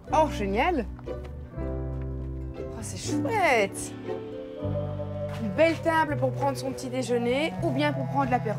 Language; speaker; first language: French; native; French